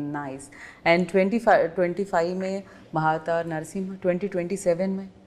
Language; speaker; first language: Hindi; non-native, local second language; Telugu